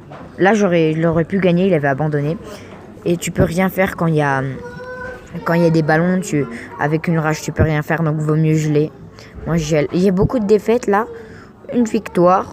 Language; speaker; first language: French; native; French